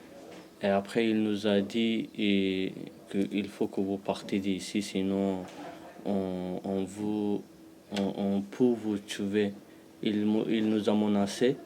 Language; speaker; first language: French; non-native, learner; Pashto